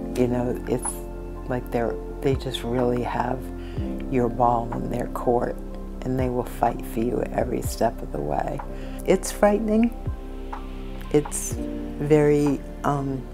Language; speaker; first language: English; native; English